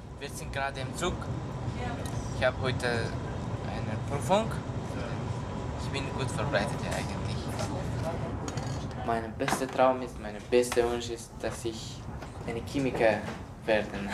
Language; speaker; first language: German; non-native, learner; Persian